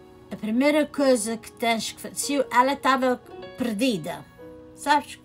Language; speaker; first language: Portuguese; native; Portuguese